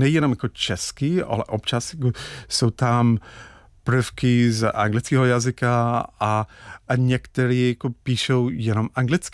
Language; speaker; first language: Czech; non-native, fluent; English